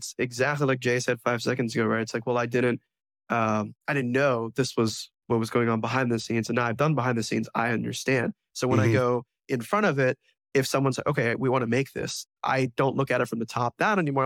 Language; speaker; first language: English; native; English